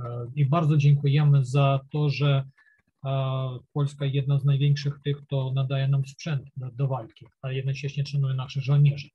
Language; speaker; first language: Polish; non-native, learner; Ukrainian